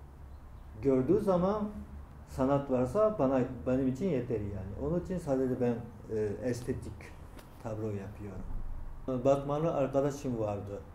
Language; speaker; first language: Turkish; non-native, learner; Japanese